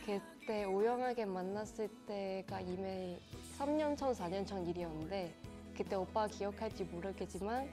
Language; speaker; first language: Korean; non-native, fluent; Cantonese